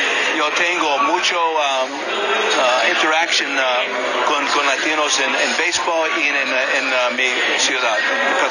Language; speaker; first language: Spanish; non-native, learner; English